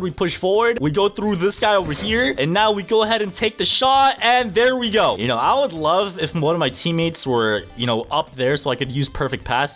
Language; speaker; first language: English; native; English